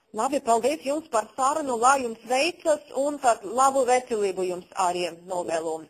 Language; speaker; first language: Latvian; non-native, local second language; Russian